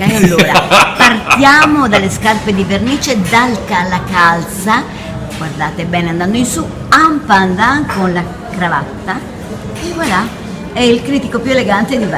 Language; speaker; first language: Italian; native; Italian